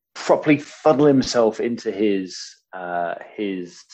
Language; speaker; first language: English; native; English